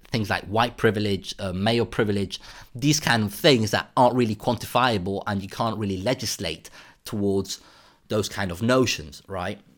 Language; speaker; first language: English; native; English